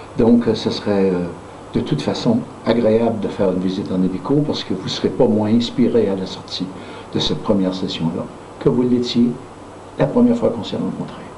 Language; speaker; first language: French; native; French